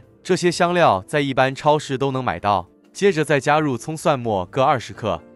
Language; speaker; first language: Chinese; native; Chinese